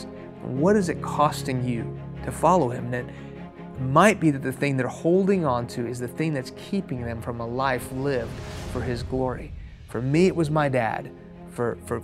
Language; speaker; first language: English; early bilingual, other home language; Persian